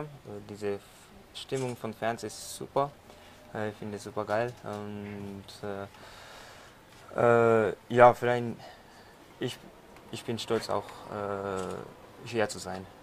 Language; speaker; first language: German; non-native, learner; Japanese